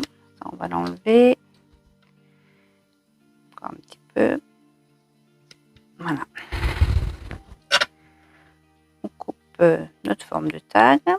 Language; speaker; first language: French; native; French